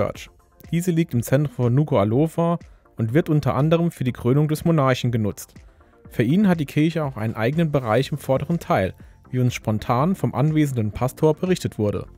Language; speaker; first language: German; native; German